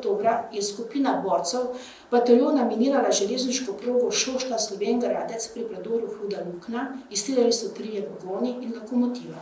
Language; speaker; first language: Slovenian; native; Slovenian